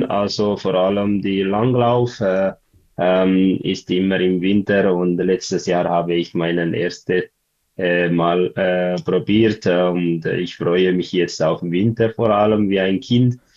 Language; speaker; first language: German; non-native, learner; Tigrinya